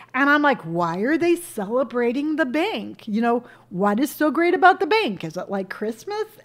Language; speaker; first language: English; native; English